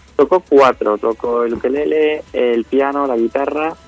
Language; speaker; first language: Spanish; native; Spanish